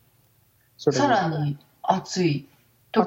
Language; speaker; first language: Japanese; native; Japanese